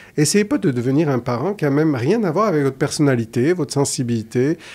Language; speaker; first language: French; native; French